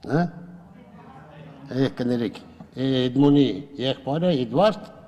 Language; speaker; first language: Armenian; native; Armenian